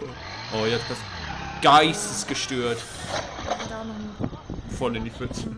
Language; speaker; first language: German; native; German